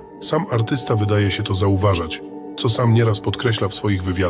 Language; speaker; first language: Polish; native; Polish